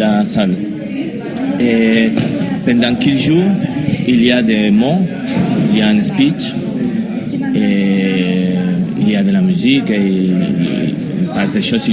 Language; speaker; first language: French; non-native, learner; Spanish